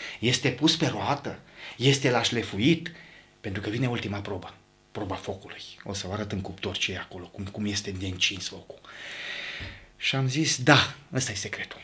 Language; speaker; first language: Romanian; native; Romanian